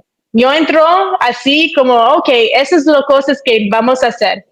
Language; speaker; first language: Spanish; early bilingual, heritage; Spanish